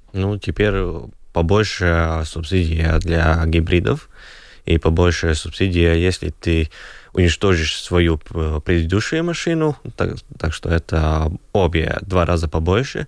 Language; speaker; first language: Russian; non-native, local second language; Latvian